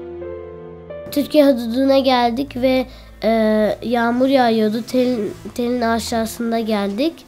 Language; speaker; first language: Turkish; early bilingual, other home language; Arabic